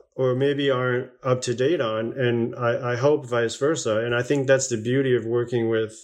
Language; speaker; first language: English; native; English